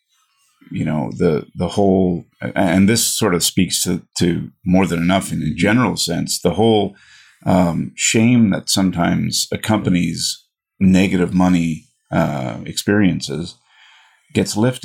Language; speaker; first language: English; native; English